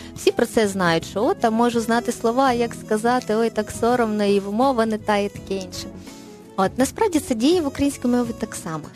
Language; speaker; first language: Ukrainian; non-native, local second language; Russian